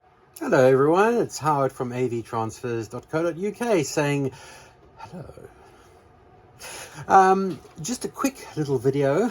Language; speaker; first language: English; native; English